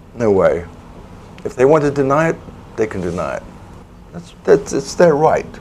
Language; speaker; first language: English; native; English